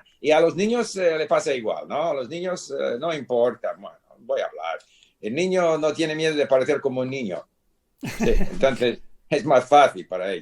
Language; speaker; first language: Spanish; non-native, fluent; English